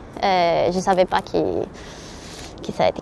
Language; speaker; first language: French; non-native, learner; Spanish